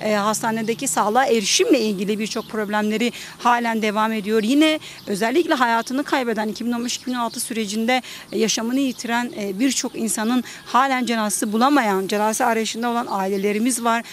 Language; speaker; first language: Turkish; native; Turkish